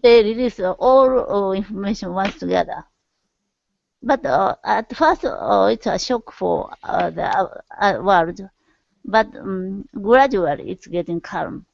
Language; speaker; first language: English; non-native, learner; Japanese